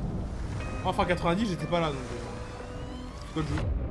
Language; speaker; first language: French; native; French